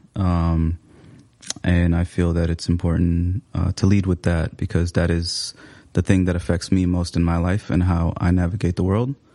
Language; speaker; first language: English; early bilingual, other home language; Somali